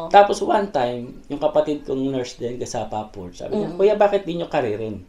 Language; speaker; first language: Filipino; native; Filipino